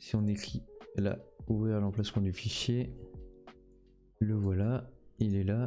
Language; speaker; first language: French; native; French